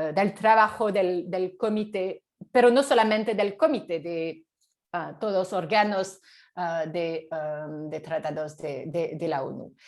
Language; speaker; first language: Spanish; non-native, fluent; French